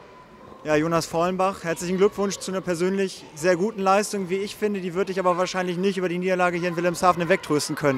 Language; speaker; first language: German; native; German